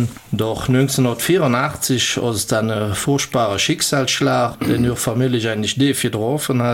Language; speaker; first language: German; native; German